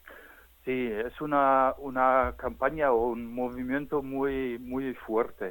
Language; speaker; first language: Spanish; non-native, fluent; German